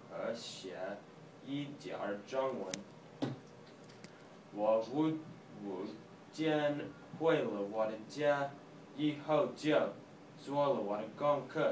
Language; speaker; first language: Chinese; non-native, learner; English